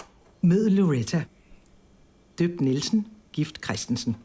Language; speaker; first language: Danish; native; Danish